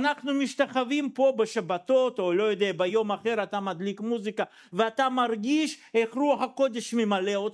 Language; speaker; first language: Hebrew; non-native, fluent; Russian